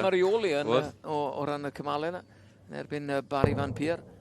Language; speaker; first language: Welsh; native; Welsh